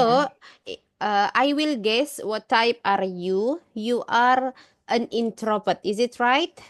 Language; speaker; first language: English; non-native, learner; Indonesian